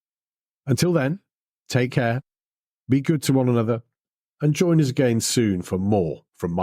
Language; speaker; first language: English; native; English